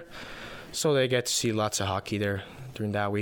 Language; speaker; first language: English; non-native, fluent; Finnish